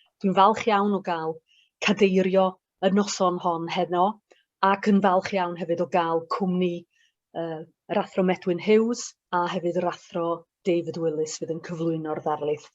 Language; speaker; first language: Welsh; native; Welsh